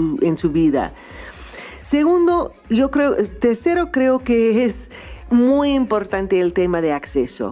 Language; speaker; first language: Spanish; non-native, fluent; English